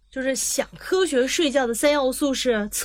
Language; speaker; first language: Chinese; native; Chinese